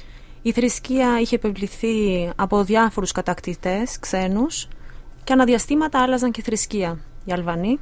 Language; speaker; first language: Greek; non-native, fluent; Albanian